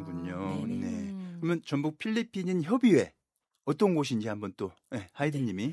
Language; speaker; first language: Korean; native; Korean